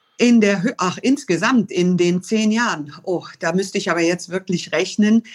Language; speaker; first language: German; early bilingual, other home language; English